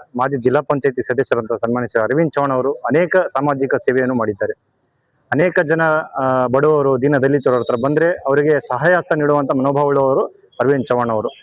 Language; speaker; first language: Kannada; non-native, local second language; Lambadi